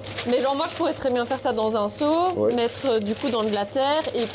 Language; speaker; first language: French; native; French